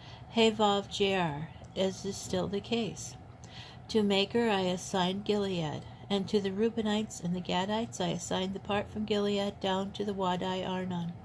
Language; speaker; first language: English; native; English